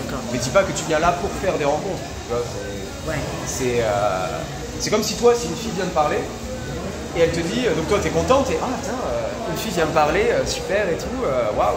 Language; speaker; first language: French; native; French